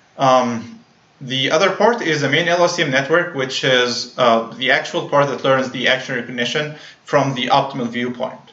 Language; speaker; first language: English; non-native, fluent; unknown